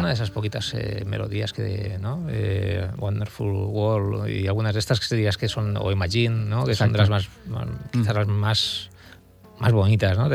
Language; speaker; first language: Spanish; native; Spanish